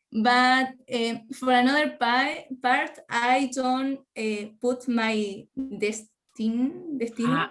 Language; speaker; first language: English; non-native, learner; Spanish